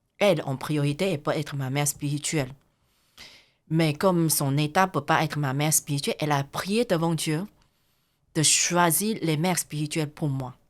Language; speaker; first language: French; non-native, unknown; Chinese